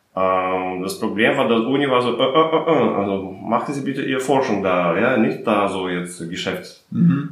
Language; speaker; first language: German; non-native, fluent; Russian